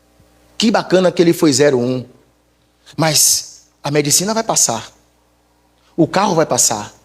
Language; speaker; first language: Portuguese; native; Portuguese